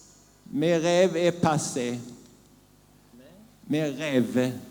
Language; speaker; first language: French; non-native, learner; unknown